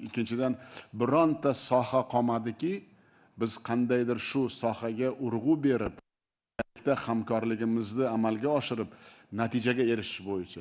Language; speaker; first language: Uzbek; native; Uzbek